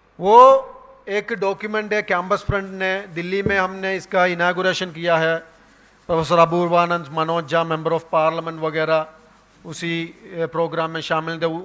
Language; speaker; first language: Hindi; non-native, local second language; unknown